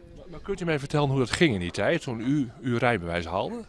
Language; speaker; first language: Dutch; native; Dutch